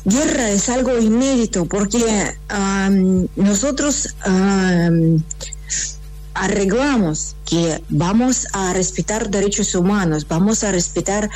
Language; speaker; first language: Spanish; non-native, fluent; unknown